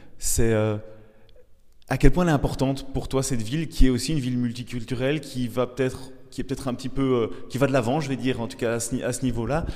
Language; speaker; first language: French; native; French